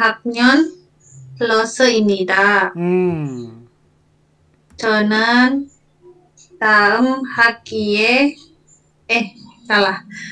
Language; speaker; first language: Korean; non-native, learner; Indonesian